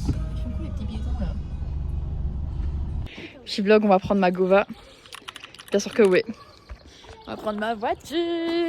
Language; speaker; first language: French; native; French